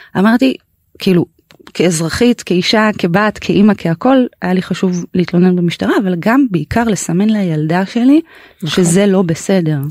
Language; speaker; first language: Hebrew; native; Hebrew